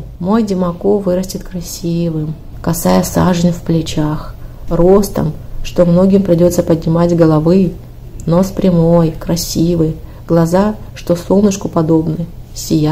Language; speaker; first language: Russian; native; Russian